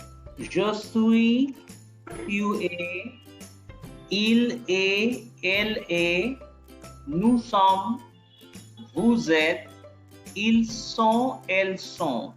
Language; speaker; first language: French; non-native, fluent; Bangla